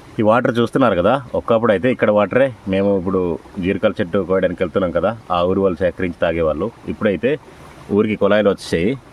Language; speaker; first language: Telugu; non-native, local second language; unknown